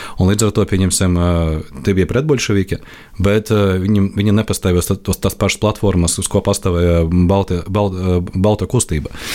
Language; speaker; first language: Latvian; non-native, local second language; Russian